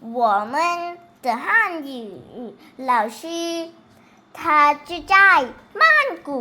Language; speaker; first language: Chinese; non-native, learner; Thai